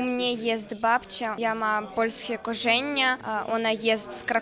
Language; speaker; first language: Polish; non-native, learner; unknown